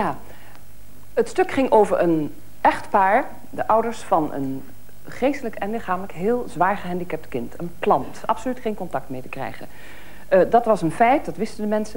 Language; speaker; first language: Dutch; native; Dutch